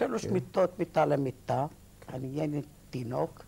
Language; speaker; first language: Hebrew; non-native, learner; Arabic